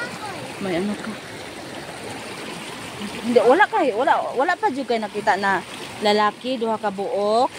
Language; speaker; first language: Filipino; non-native, local second language; Cebuano